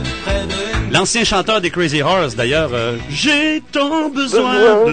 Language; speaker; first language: French; native; French